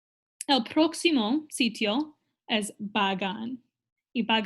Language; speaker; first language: Spanish; non-native, fluent; English